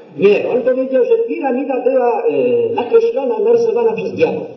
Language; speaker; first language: Polish; native; Polish